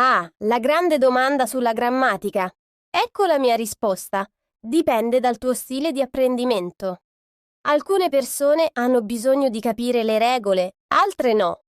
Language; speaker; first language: Italian; non-native, fluent; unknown